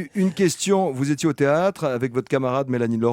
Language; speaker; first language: French; native; French